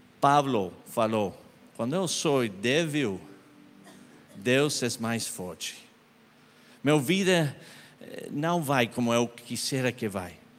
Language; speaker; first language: Portuguese; non-native, learner; Spanish